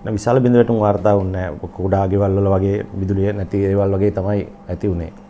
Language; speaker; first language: Sinhala; native; Sinhala